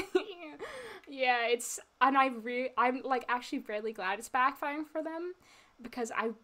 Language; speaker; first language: English; native; English